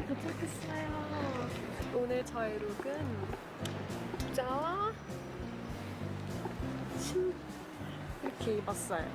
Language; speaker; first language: Korean; non-native, fluent; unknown